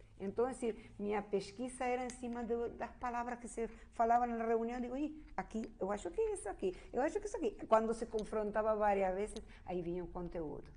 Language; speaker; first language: Portuguese; non-native, fluent; Spanish